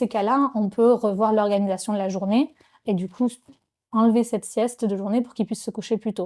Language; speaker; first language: French; native; French